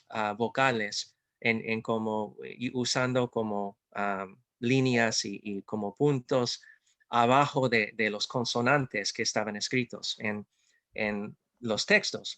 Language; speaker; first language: Spanish; non-native, fluent; English